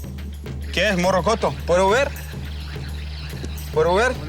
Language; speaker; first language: Spanish; non-native, learner; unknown